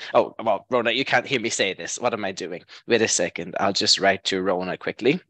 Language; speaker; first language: English; native; English